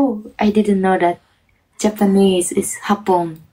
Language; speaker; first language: English; non-native, fluent; Japanese